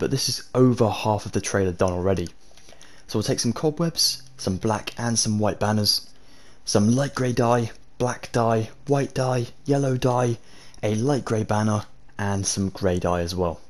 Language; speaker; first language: English; native; English